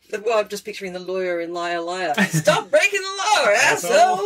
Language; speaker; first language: English; native; English